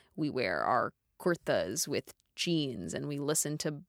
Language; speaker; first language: English; native; English